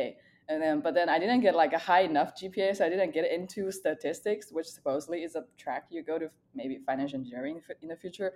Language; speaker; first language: English; non-native, fluent; Chinese